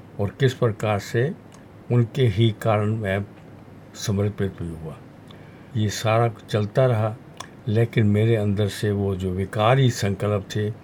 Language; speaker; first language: Hindi; non-native, local second language; Punjabi